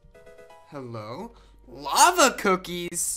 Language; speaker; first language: English; native; English